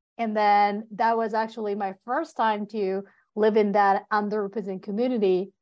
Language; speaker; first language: English; non-native, fluent; Japanese